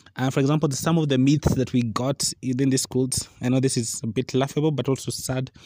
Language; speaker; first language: English; non-native, local second language; Luo (Kenya and Tanzania)